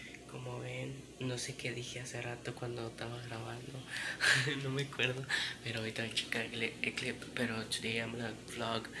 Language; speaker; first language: Spanish; early bilingual, heritage; Spanish